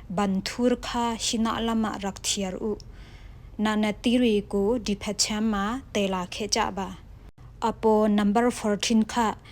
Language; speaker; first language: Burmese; non-native, local second language; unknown